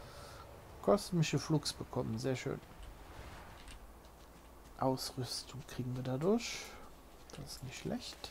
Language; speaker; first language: German; native; German